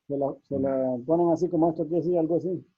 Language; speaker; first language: Spanish; native; Spanish